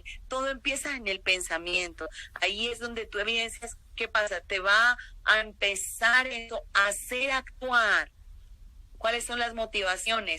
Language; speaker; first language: Spanish; native; Spanish